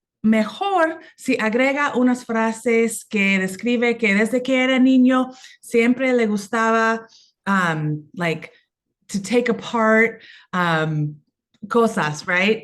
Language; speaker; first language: Spanish; non-native, fluent; English